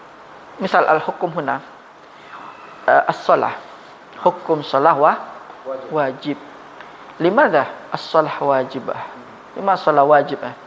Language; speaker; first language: Arabic; non-native, fluent; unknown